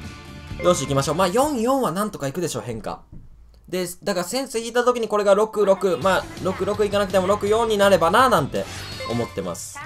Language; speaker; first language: Japanese; native; Japanese